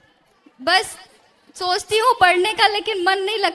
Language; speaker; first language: Hindi; native; Hindi